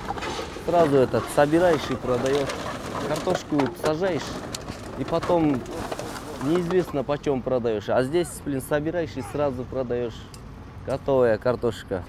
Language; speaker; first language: Russian; non-native, local second language; Kyrgyz